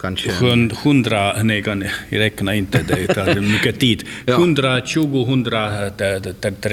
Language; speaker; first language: Swedish; non-native, learner; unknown